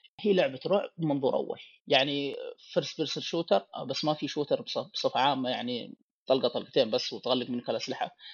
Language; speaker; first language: Arabic; native; Arabic